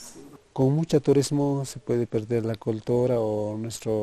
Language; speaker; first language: Spanish; non-native, local second language; Quechua